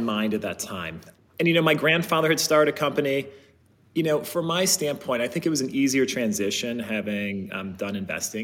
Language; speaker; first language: English; native; English